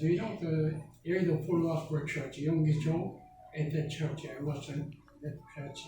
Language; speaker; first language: English; non-native, learner; Korean